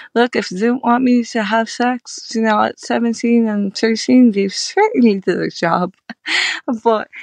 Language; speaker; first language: English; native; English